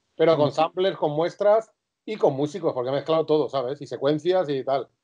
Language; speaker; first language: Spanish; native; Spanish